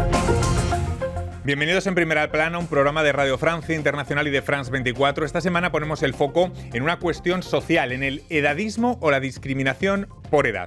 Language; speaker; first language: Spanish; native; Spanish